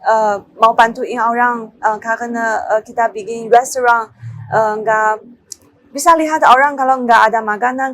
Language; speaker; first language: Indonesian; non-native, learner; Chinese